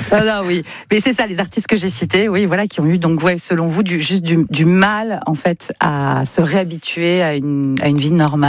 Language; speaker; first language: French; native; French